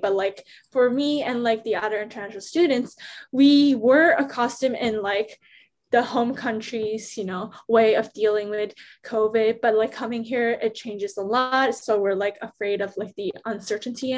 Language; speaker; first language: English; non-native, fluent; Korean